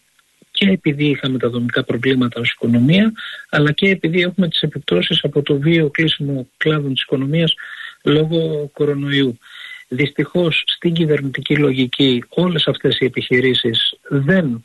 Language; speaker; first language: Greek; native; Greek